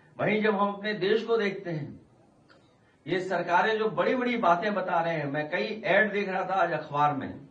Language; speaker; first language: Hindi; native; Hindi